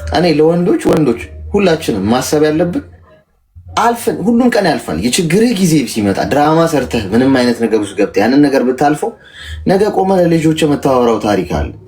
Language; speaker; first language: Amharic; native; Amharic